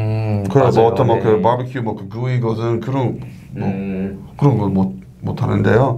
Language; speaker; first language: Korean; non-native, learner; English